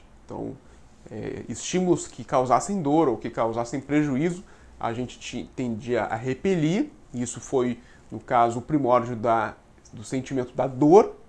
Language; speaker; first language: Portuguese; native; Portuguese